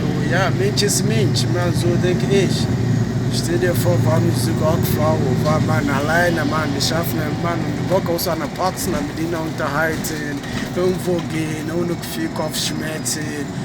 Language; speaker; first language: German; non-native, learner; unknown